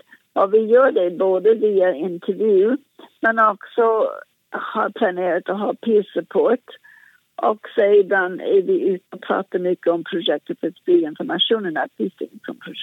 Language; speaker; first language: Swedish; non-native, fluent; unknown